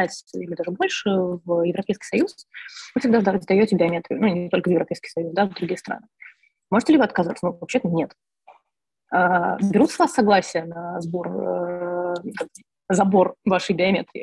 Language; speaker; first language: Russian; native; Russian